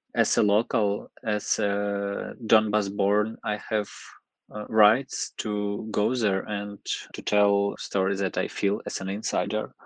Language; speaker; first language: English; non-native, fluent; Ukrainian